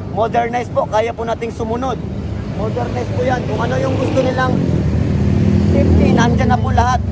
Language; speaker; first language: Filipino; native; Filipino